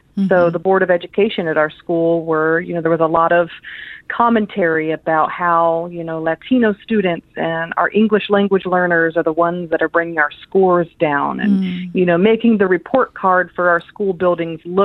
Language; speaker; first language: English; native; English